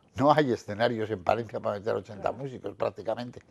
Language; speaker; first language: Spanish; native; Spanish